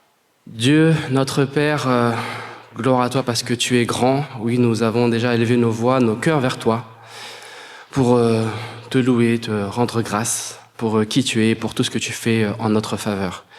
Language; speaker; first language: French; native; French